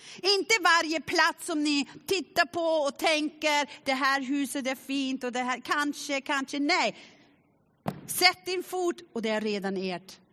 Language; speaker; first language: Swedish; non-native, fluent; German